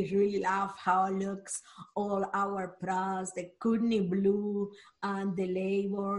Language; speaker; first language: English; non-native, learner; Spanish